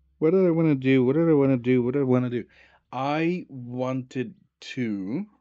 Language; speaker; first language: English; native; English